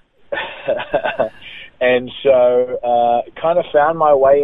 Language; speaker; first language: English; native; English